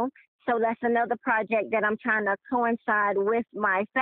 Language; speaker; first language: English; native; English